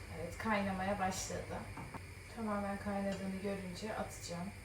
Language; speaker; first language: Turkish; native; Turkish